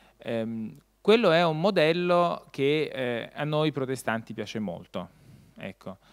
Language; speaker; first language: Italian; native; Italian